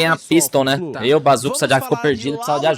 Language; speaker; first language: Portuguese; native; Portuguese